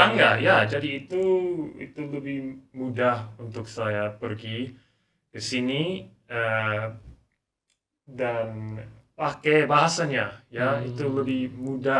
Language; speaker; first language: Indonesian; non-native, learner; English